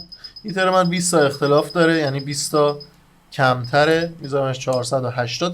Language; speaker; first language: Persian; native; Persian